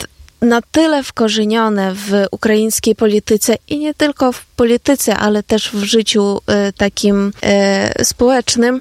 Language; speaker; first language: Polish; non-native, fluent; Ukrainian